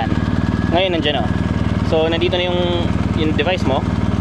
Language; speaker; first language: Filipino; native; Filipino